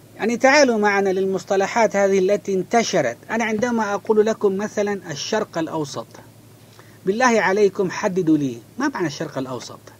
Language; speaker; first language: Arabic; non-native, fluent; Malay